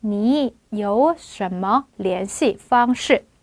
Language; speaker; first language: Chinese; non-native, fluent; Korean